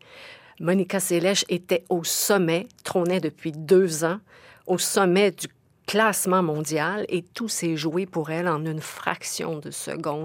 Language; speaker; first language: French; native; French